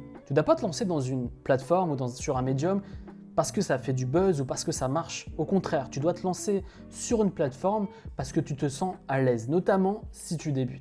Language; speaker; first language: French; native; French